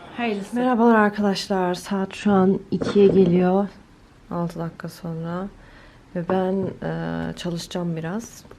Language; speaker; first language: Turkish; early bilingual, heritage; Turkish